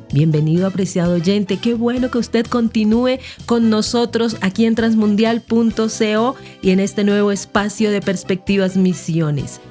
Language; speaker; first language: Spanish; native; Spanish